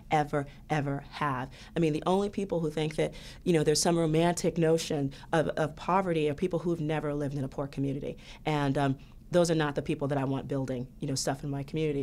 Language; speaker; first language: English; native; English